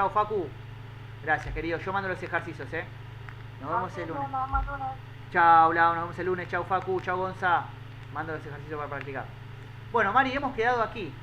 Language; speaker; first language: Spanish; native; Spanish